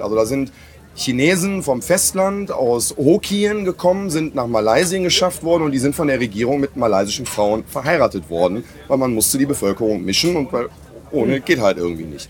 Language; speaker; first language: German; native; German